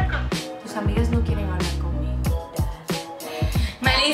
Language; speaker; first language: Spanish; native; Spanish